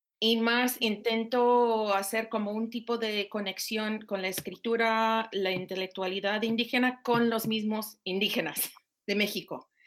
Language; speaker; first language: Spanish; non-native, fluent; English